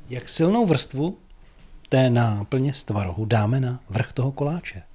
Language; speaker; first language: Czech; native; Czech